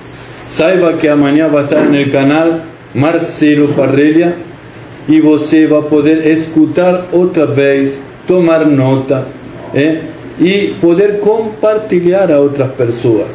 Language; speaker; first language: Portuguese; non-native, fluent; Spanish